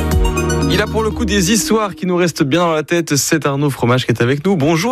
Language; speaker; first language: French; native; French